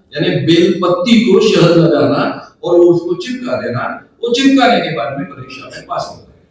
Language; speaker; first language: Hindi; non-native, local second language; Marathi